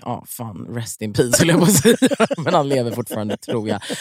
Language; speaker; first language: Swedish; native; Swedish